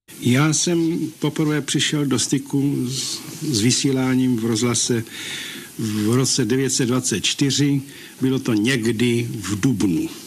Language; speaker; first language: Czech; native; Czech